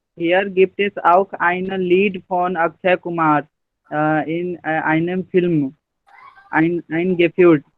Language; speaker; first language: German; non-native, learner; Hindi